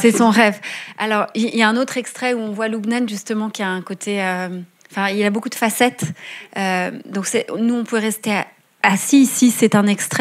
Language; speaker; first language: French; native; French